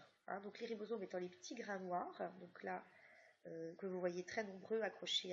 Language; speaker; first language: French; native; French